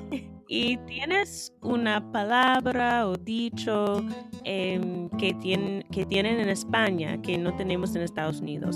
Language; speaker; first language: Spanish; non-native, fluent; English